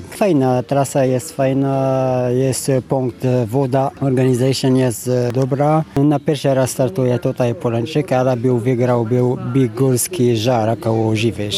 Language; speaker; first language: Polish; non-native, learner; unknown